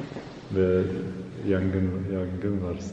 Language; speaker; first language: Turkish; non-native, learner; German